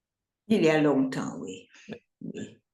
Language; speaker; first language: French; non-native, learner; English